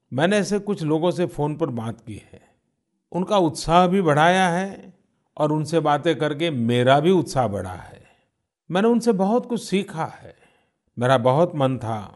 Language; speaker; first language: Hindi; non-native, local second language; Gujarati